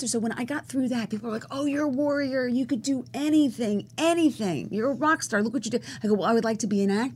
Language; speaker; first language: English; native; English